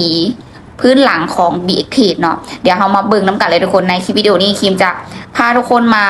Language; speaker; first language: Thai; non-native, local second language; Lao